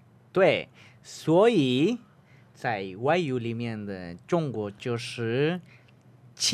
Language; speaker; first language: Chinese; non-native, fluent; Spanish